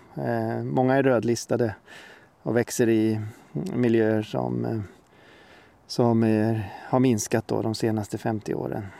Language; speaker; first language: Swedish; native; Swedish